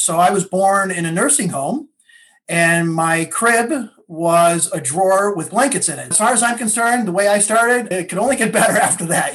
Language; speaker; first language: English; native; English